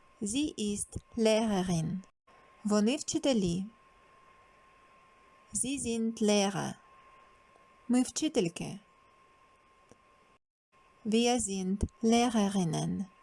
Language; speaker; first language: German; non-native, fluent; Ukrainian